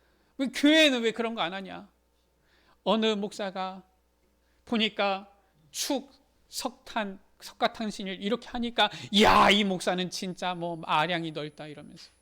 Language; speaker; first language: Korean; native; Korean